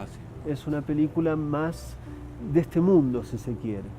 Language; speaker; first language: Spanish; native; Spanish